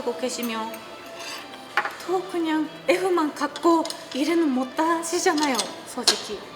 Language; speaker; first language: Korean; non-native, learner; Japanese